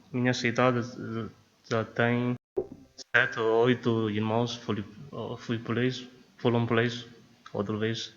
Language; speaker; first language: Portuguese; non-native, learner; Chinese